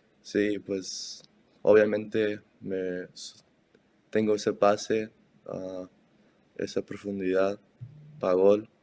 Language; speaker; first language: Spanish; early bilingual, heritage; Spanish